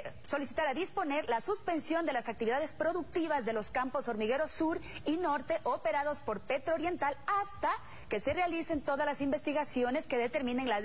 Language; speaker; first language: Spanish; native; Spanish